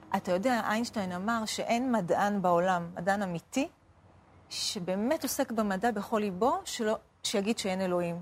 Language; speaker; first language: Hebrew; early bilingual, other home language; Arabic